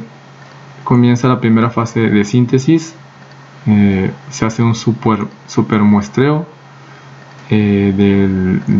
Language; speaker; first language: Spanish; native; Spanish